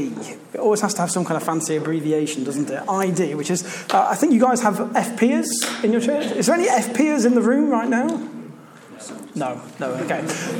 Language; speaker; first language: English; native; English